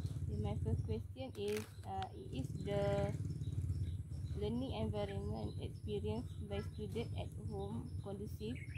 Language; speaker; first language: English; non-native, fluent; Malay